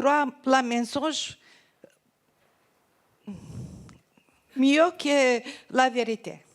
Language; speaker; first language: French; non-native, fluent; Romanian